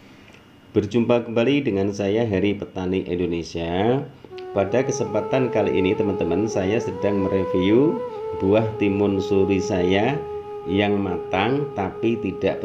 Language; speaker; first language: Indonesian; native; Indonesian